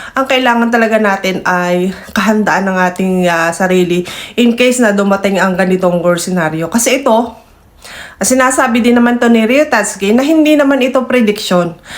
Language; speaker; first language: Filipino; native; Filipino